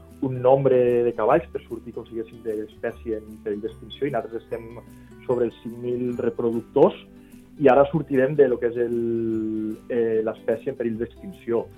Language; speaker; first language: Catalan; non-native, local second language; Occitan